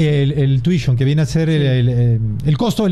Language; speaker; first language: Spanish; native; Spanish